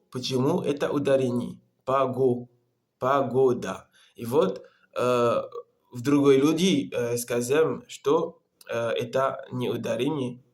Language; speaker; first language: Russian; non-native, learner; Comorian